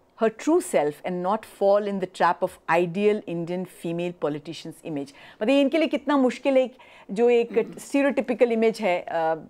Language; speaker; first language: Hindi; native; Hindi